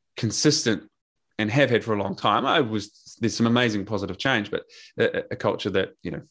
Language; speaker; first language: English; native; English